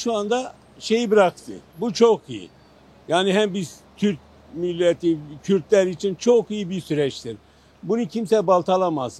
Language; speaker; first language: Turkish; non-native, local second language; Kurdish